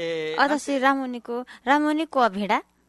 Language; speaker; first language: Japanese; non-native, learner; Nepali